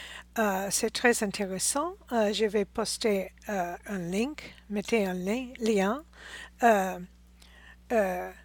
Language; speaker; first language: French; non-native, learner; English